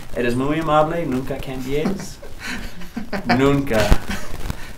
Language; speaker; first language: Spanish; non-native, learner; English